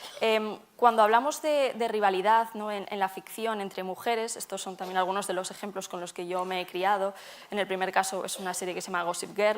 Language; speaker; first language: Spanish; native; Spanish